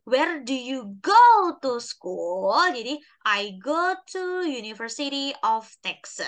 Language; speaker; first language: English; non-native, fluent; Indonesian